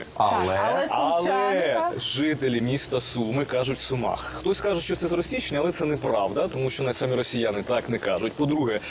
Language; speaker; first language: Ukrainian; native; Ukrainian